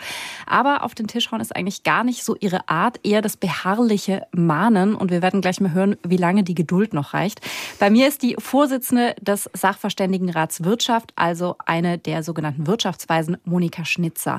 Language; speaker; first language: German; native; German